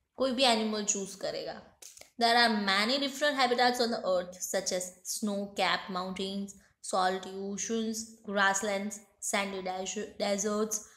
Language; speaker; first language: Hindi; non-native, local second language; Gujarati